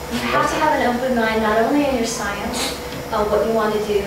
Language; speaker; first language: English; native; English